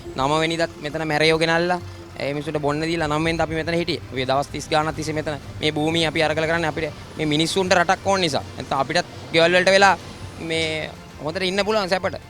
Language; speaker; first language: Sinhala; native; Sinhala